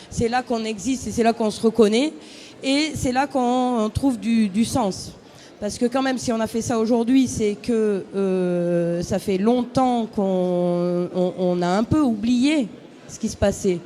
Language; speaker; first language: French; native; French